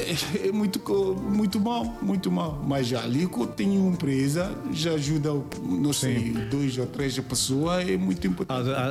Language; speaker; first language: Portuguese; non-native, learner; Yoruba